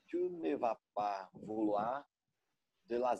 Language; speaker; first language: French; non-native, learner; Portuguese